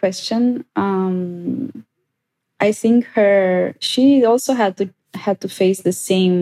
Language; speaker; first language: English; non-native, fluent; Romanian